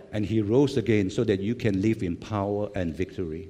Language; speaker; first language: English; non-native, local second language; Chinese